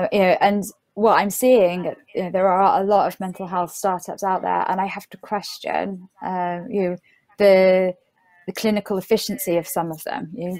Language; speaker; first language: English; native; English